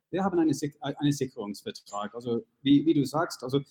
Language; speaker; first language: German; non-native, fluent; English